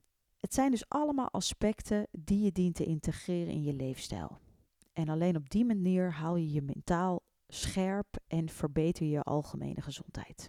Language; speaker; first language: Dutch; native; Dutch